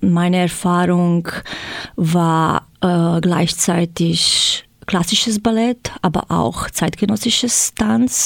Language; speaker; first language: German; non-native, fluent; Croatian